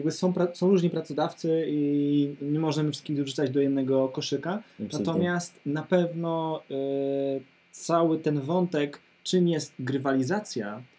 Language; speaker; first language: Polish; native; Polish